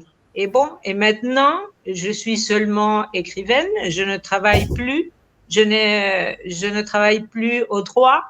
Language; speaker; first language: French; non-native, fluent; Spanish